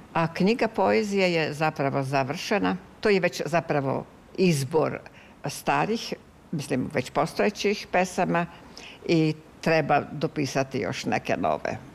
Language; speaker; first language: Serbian; non-native, local second language; Hungarian